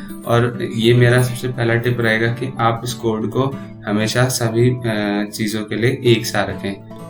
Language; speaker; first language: Hindi; native; Hindi